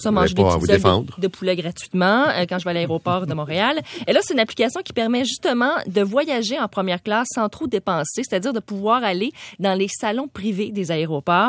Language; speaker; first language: French; native; French